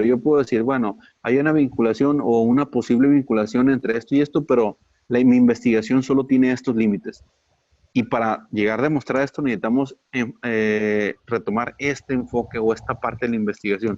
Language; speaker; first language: Spanish; native; Spanish